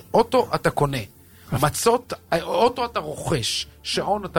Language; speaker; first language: Hebrew; native; Hebrew